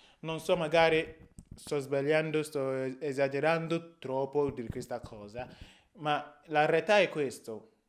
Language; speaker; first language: Italian; non-native, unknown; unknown